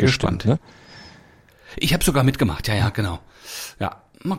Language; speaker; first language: German; native; German